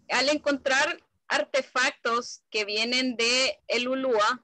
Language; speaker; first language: Spanish; native; Spanish